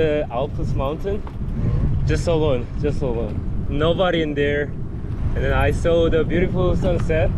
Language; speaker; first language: English; non-native, learner; Korean